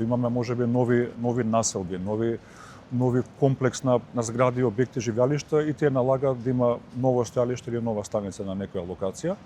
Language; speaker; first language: Macedonian; native; Macedonian